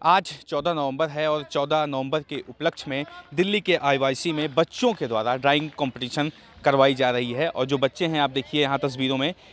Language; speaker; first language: Hindi; native; Hindi